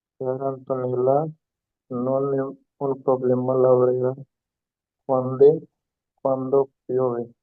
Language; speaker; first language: Italian; non-native, learner; Hindi